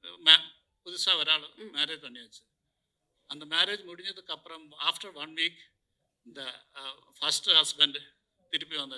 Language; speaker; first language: Tamil; non-native, learner; Malayalam